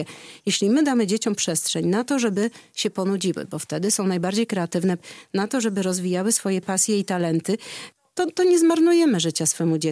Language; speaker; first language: Polish; native; Polish